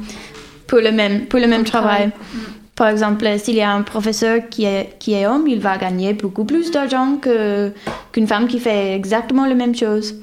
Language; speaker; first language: French; non-native, fluent; English